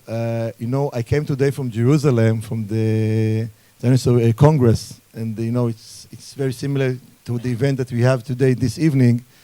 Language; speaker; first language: English; non-native, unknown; Hebrew